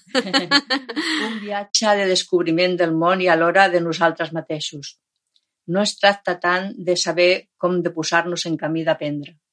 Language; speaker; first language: Catalan; non-native, local second language; Spanish